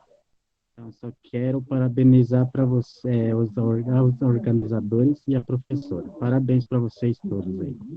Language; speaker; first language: Portuguese; non-native, local second language; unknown